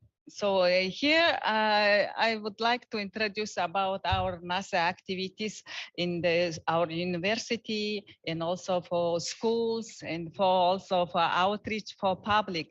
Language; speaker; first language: English; non-native, learner; Mongolian